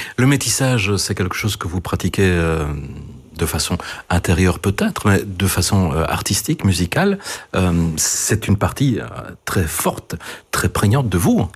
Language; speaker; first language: French; native; French